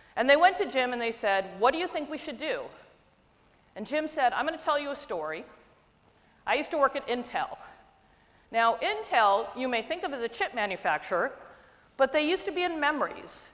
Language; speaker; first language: English; native; English